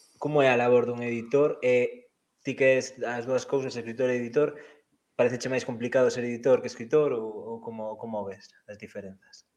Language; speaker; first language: Galician; native; Galician